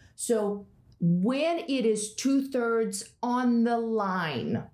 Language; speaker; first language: English; non-native, fluent; Russian